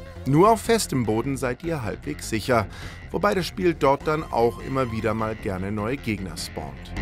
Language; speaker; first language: German; native; German